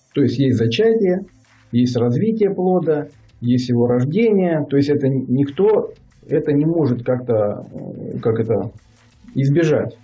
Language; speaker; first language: Russian; native; Russian